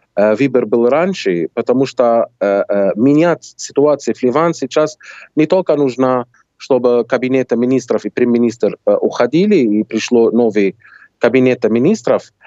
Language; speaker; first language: Russian; non-native, fluent; Arabic